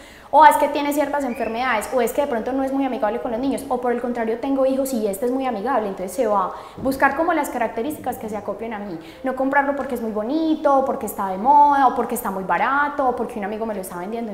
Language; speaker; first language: Spanish; native; Spanish